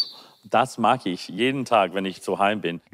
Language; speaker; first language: German; non-native, learner; English